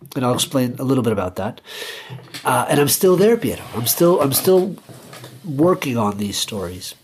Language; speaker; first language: English; early bilingual, other home language; Spanish